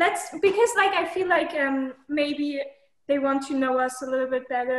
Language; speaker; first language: English; non-native, fluent; German